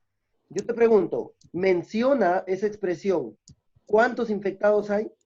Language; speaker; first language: Spanish; native; Spanish